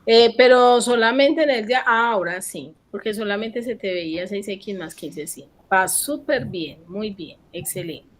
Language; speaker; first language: Spanish; native; Spanish